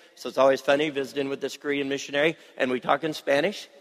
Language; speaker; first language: English; native; English